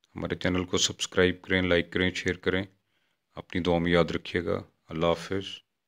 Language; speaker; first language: Urdu; non-native, local second language; Punjabi